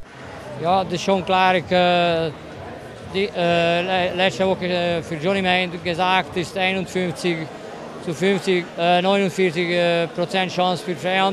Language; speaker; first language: German; non-native, learner; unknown